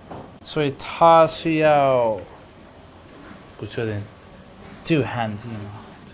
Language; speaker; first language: Chinese; non-native, learner; English